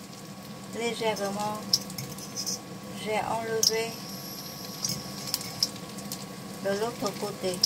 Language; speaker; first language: French; non-native, fluent; Vietnamese